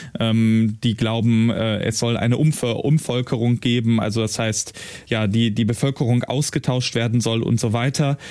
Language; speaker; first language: German; native; German